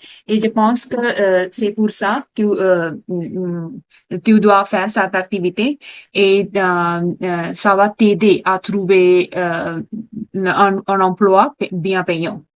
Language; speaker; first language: French; non-native, learner; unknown